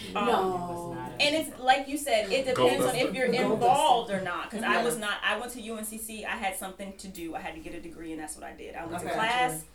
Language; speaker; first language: English; native; English